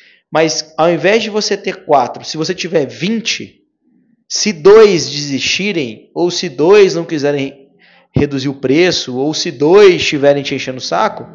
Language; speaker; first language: Portuguese; native; Portuguese